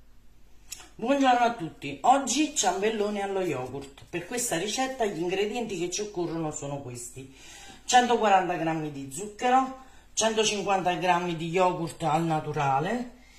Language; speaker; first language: Italian; native; Italian